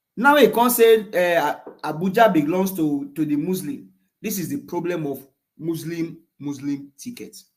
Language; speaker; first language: Nigerian Pidgin; non-native, local second language; Yoruba